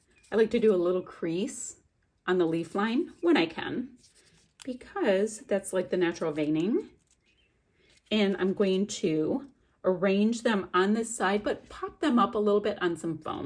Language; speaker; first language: English; native; English